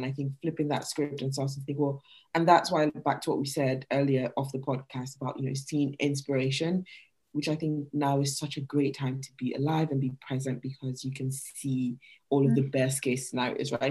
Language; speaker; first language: English; non-native, local second language; Yoruba